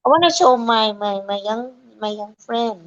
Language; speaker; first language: English; non-native, learner; Thai